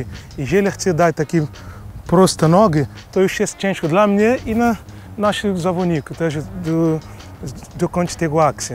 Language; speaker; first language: Polish; non-native, learner; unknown